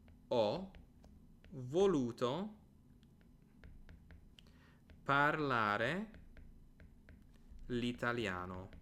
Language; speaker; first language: Italian; non-native, fluent; English